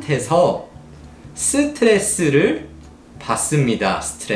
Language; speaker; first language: Korean; early bilingual, heritage; Portuguese